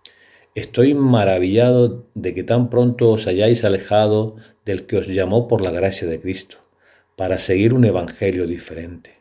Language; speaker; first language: Spanish; native; Spanish